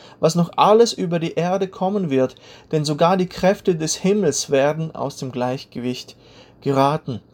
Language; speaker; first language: German; native; German